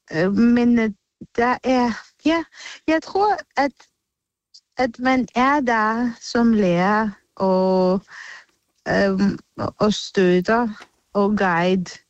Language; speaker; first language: Danish; non-native, fluent; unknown